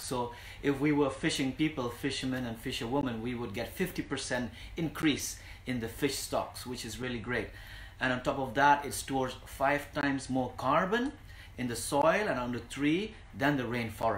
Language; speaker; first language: English; non-native, local second language; Khasi